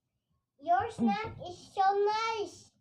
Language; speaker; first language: English; non-native, learner; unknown